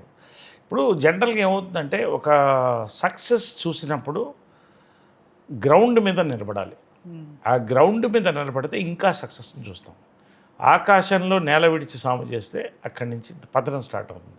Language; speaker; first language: Telugu; native; Telugu